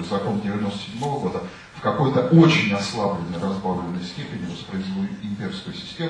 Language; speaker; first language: Russian; native; Russian